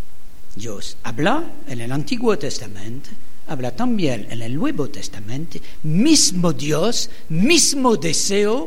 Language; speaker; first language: Spanish; non-native, fluent; French